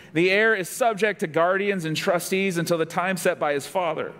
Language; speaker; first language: English; native; English